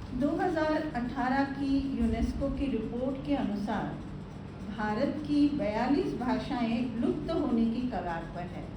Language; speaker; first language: Hindi; non-native, local second language; Gujarati